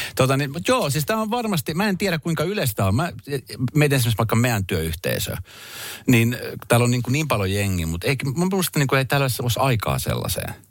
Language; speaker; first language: Finnish; early bilingual, other home language; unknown